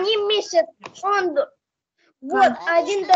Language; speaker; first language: Russian; non-native, local second language; Azerbaijani